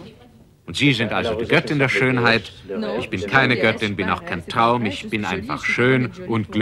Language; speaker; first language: German; native; German